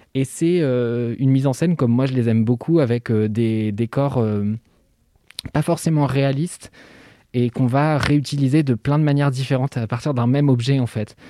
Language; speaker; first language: French; native; French